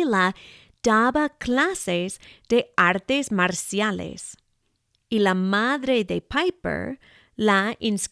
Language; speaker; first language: Spanish; non-native, fluent; English